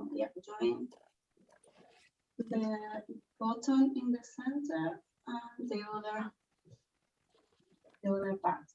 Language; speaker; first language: English; non-native, learner; Spanish